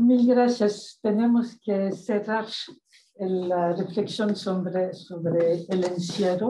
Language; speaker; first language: Spanish; non-native, fluent; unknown